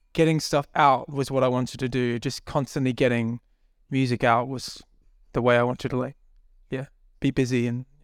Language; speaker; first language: English; native; English